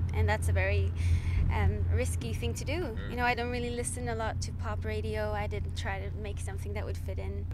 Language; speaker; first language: English; non-native, fluent; Norwegian